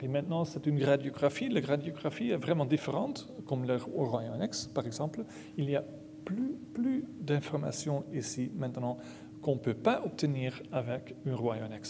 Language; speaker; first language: French; non-native, learner; Dutch